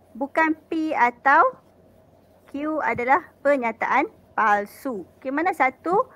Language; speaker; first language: Malay; native; Malay